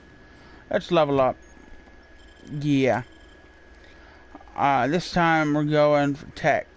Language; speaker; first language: English; native; English